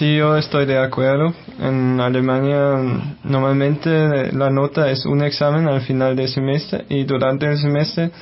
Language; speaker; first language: Spanish; non-native, fluent; German